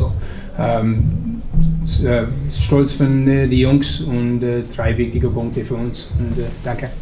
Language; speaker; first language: German; non-native, learner; English